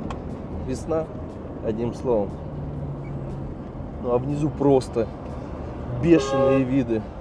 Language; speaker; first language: Russian; native; Russian